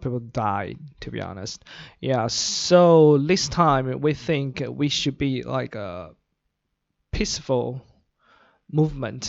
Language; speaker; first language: English; non-native, fluent; Chinese